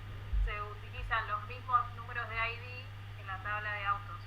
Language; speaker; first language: Spanish; native; Spanish